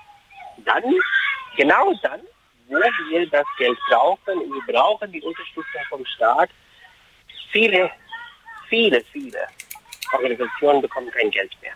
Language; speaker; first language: German; non-native, fluent; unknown